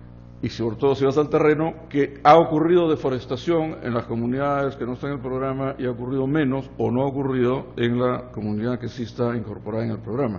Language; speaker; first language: Spanish; native; Spanish